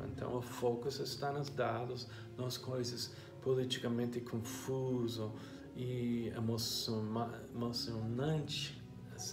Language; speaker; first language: Portuguese; non-native, fluent; English